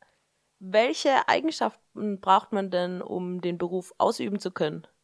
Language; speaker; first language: German; native; German